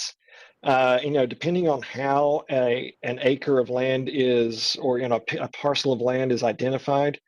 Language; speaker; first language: English; native; English